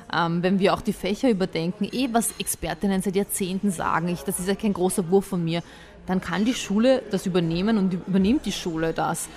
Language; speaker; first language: German; early bilingual, other home language; Bosnian